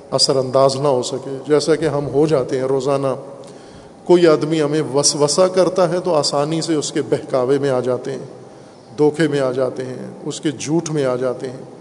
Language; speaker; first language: Urdu; non-native, local second language; Punjabi